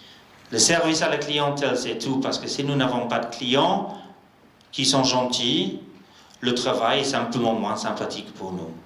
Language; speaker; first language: French; non-native, fluent; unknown